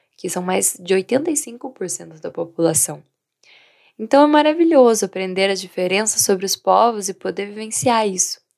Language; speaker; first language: Portuguese; non-native, fluent; Vietnamese